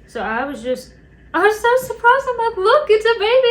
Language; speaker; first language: English; native; English